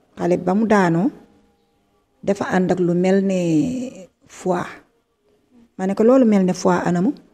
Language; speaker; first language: Wolof; native; Wolof